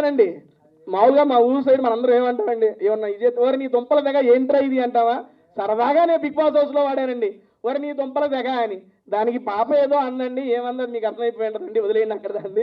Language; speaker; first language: Telugu; native; Telugu